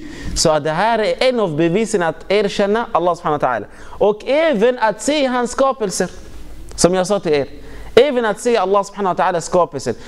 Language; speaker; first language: Swedish; non-native, fluent; Arabic